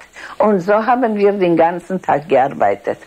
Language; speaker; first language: German; non-native, fluent; Polish